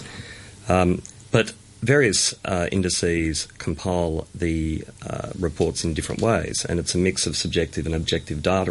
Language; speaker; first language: English; native; English